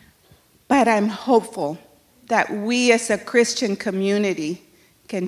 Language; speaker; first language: English; early bilingual, other home language; Spanish